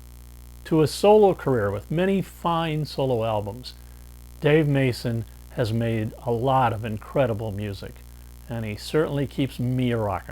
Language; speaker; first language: English; native; English